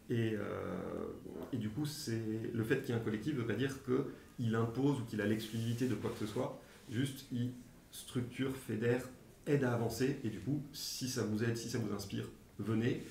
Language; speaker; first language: French; native; French